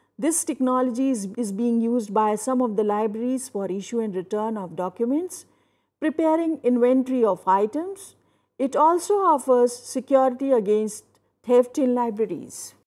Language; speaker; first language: English; non-native, local second language; Hindi